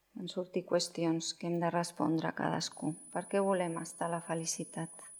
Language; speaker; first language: Catalan; non-native, local second language; Spanish